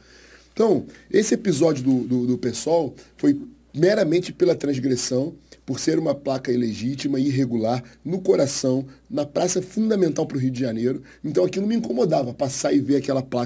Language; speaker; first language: Portuguese; native; Portuguese